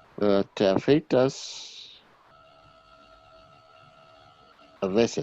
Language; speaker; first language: Spanish; non-native, learner; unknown